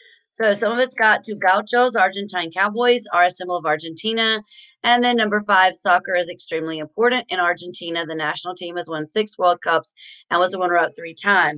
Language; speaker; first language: English; native; English